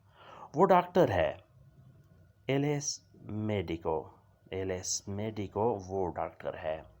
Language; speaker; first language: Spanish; non-native, learner; Urdu